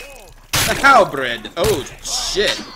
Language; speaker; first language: English; native; English